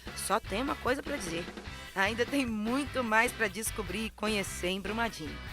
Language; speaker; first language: Portuguese; native; Portuguese